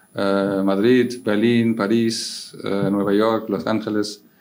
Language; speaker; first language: Spanish; non-native, fluent; German